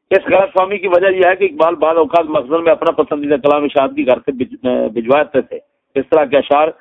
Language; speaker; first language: Urdu; non-native, local second language; Punjabi